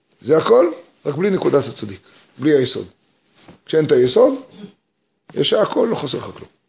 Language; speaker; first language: Hebrew; native; Hebrew